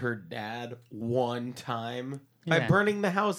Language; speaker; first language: English; native; English